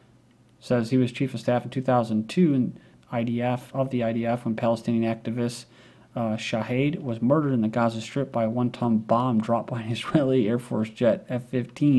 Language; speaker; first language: English; native; English